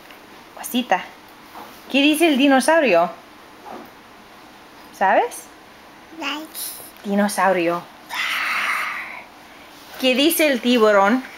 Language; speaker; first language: Spanish; non-native, fluent; English